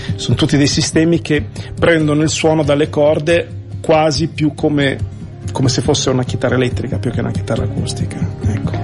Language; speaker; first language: Italian; native; Italian